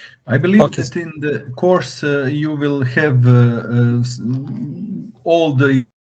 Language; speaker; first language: English; non-native, learner; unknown